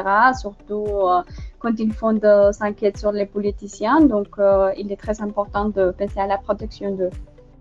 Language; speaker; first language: French; non-native, fluent; Spanish